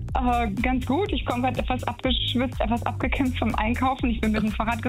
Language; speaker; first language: German; native; German